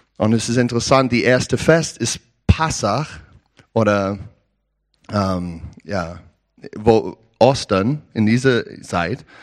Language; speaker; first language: German; non-native, learner; English